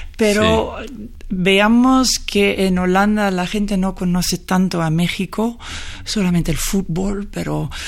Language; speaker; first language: Spanish; non-native, fluent; Dutch